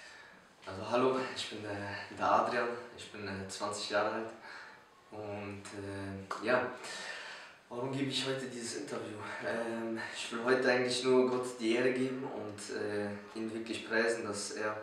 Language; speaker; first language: German; early bilingual, other home language; Polish